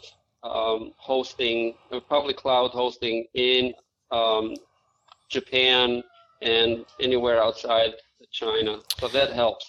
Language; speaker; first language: English; non-native, fluent; Albanian